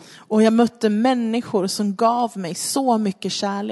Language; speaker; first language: Swedish; non-native, fluent; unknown